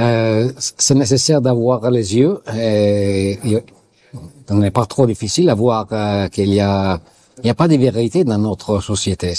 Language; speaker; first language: French; non-native, learner; Italian